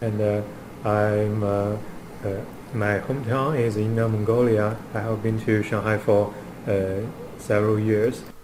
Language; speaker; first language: English; non-native, learner; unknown